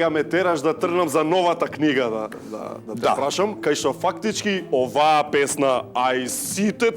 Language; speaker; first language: Macedonian; native; Macedonian